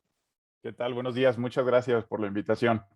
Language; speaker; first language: Spanish; native; Spanish